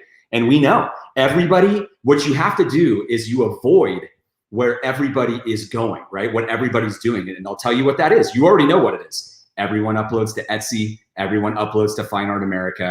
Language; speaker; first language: English; native; English